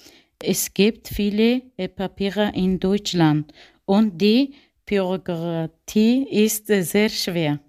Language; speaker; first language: German; non-native, learner; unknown